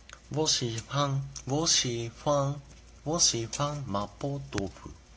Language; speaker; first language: Chinese; non-native, learner; Japanese